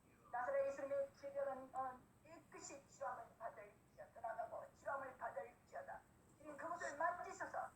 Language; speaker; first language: Korean; native; Korean